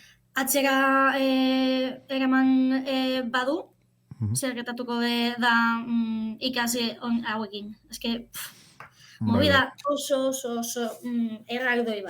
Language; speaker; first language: Basque; non-native, fluent; Catalan